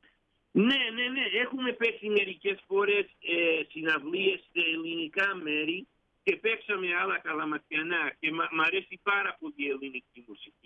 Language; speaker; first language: Greek; early bilingual, heritage; Greek